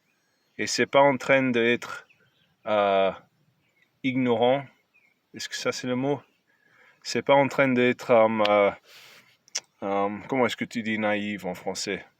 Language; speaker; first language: French; non-native, fluent; English